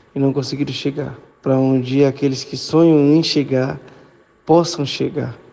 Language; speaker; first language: Portuguese; native; Portuguese